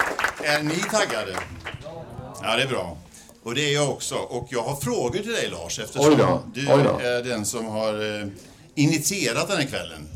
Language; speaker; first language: Swedish; native; Swedish